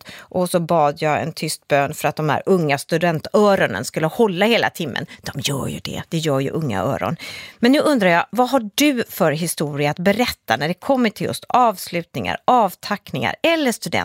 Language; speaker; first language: Swedish; native; Swedish